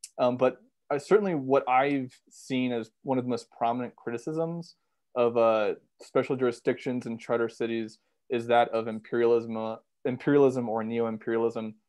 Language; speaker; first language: English; native; English